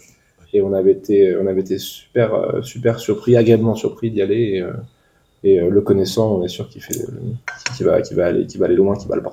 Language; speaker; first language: French; native; French